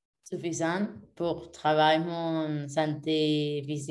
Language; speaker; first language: French; non-native, learner; Spanish